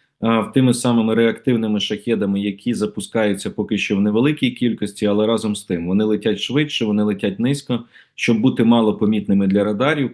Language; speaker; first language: Ukrainian; native; Ukrainian